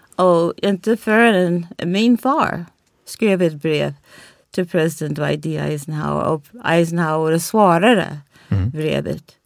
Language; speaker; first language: Swedish; non-native, fluent; English